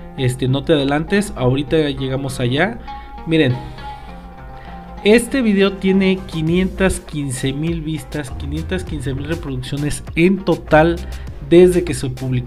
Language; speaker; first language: Spanish; native; Spanish